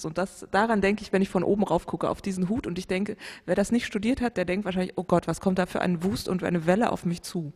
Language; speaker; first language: German; native; German